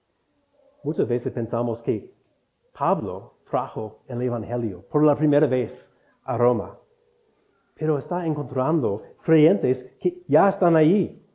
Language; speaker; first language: Spanish; non-native, fluent; English